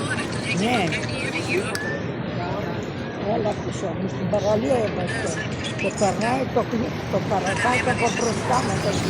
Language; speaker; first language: Greek; non-native, learner; Armenian